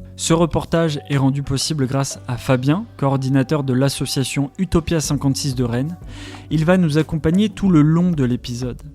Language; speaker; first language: French; native; French